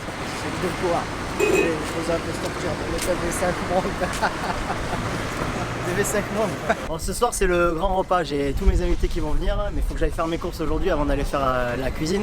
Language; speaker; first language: French; native; French